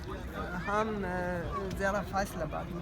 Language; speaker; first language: Hindi; non-native, learner; German